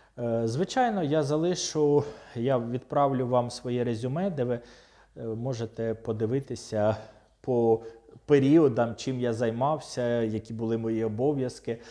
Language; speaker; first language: Ukrainian; non-native, local second language; Russian